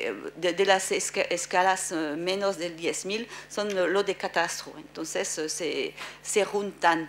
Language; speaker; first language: Spanish; non-native, fluent; French